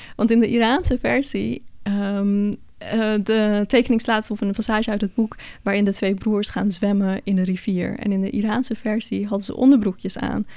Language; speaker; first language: Dutch; early bilingual, other home language; Persian